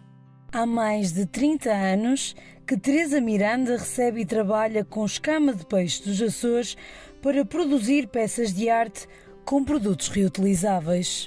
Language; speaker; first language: Portuguese; native; Portuguese